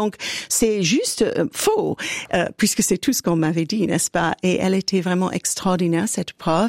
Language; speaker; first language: French; native; French